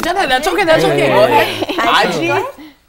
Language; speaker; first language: Korean; non-native, fluent; English